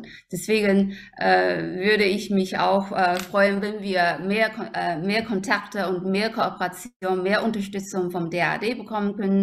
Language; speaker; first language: German; non-native, fluent; Chinese